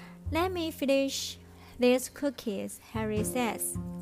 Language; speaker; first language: English; non-native, learner; Chinese